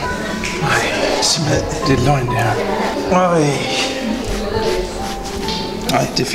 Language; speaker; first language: Danish; native; Danish